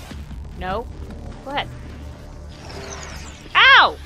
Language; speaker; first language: English; native; English